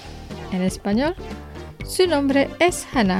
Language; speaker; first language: Spanish; non-native, fluent; Indonesian